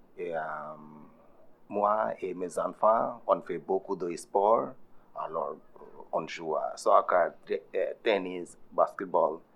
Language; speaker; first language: French; non-native, learner; Bangla